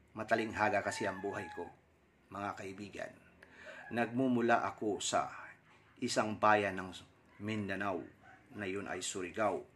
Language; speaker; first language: Filipino; non-native, local second language; Surigaonon